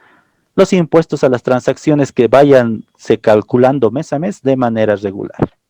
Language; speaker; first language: Spanish; native; Spanish